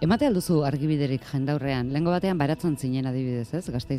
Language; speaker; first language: Basque; native; Basque